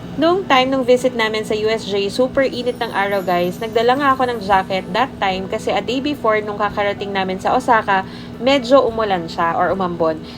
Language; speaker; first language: Filipino; native; Filipino